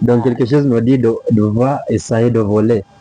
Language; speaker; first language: French; non-native, learner; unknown